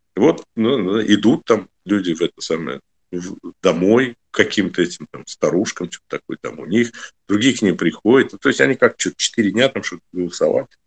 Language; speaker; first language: Russian; native; Russian